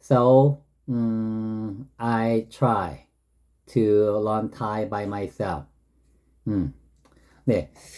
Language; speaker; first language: English; non-native, learner; Korean